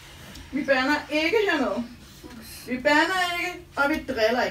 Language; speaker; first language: Danish; native; Danish